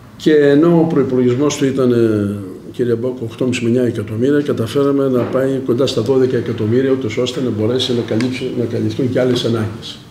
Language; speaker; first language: Greek; native; Greek